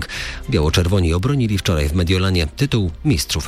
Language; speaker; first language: Polish; native; Polish